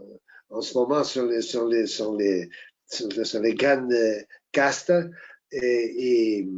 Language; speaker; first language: French; non-native, fluent; Portuguese